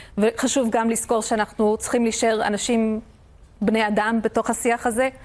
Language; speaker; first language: Hebrew; non-native, fluent; English